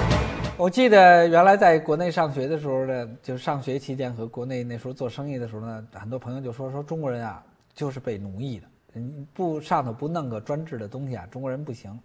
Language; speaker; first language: Chinese; native; Chinese